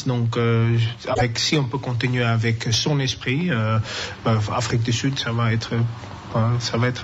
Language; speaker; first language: French; non-native, learner; English